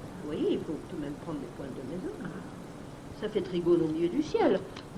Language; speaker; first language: French; native; French